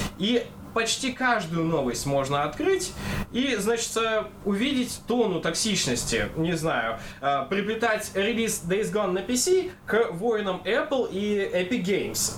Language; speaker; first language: Russian; non-native, local second language; Kazakh